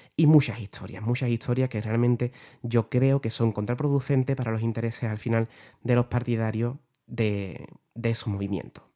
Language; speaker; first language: Spanish; native; Spanish